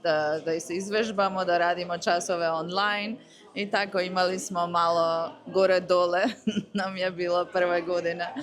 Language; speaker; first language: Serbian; early bilingual, heritage; Croatian